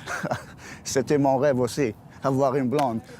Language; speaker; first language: French; non-native, local second language; Arabic